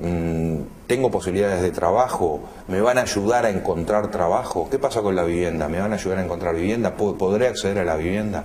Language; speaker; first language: Spanish; native; Spanish